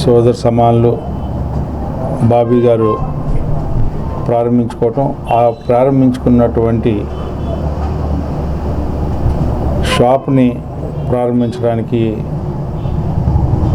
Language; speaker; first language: Telugu; native; Telugu